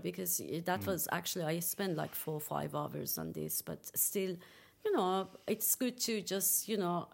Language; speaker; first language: English; non-native, fluent; Persian